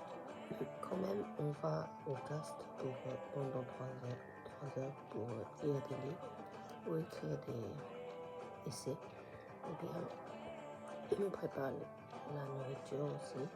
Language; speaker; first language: French; non-native, learner; Japanese